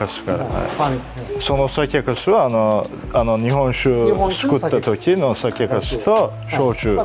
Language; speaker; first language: Japanese; non-native, fluent; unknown